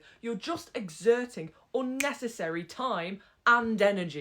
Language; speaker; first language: English; native; English